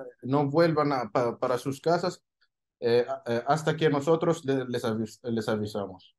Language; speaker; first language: Spanish; non-native, fluent; Arabic